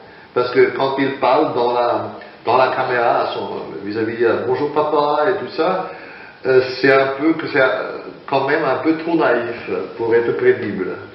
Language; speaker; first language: French; non-native, fluent; German